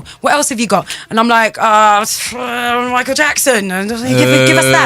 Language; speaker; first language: English; native; English